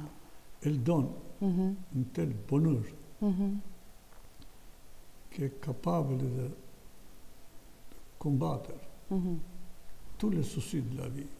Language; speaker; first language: French; non-native, fluent; Albanian